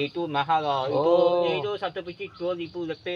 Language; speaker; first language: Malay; non-native, local second language; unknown